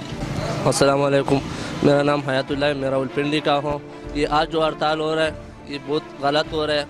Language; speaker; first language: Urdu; non-native, local second language; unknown